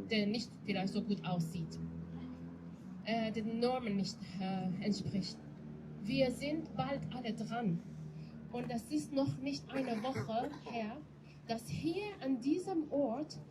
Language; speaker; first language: German; non-native, fluent; Persian